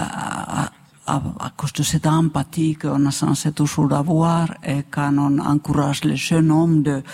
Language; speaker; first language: French; non-native, fluent; Finnish